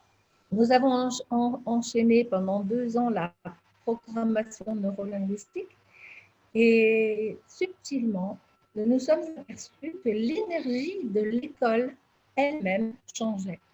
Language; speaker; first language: French; native; French